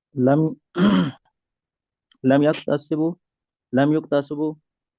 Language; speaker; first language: Arabic; non-native, learner; Urdu